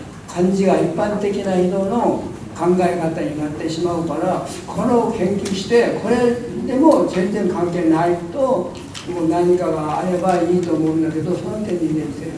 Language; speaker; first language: Japanese; non-native, fluent; Korean